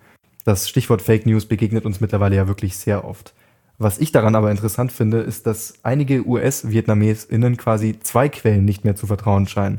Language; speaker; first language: German; native; German